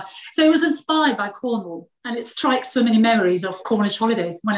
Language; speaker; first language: English; non-native, fluent; French